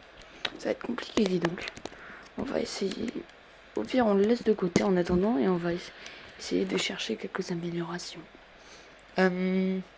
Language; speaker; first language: French; native; French